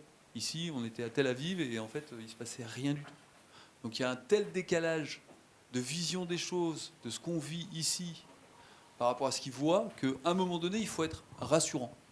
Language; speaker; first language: French; native; French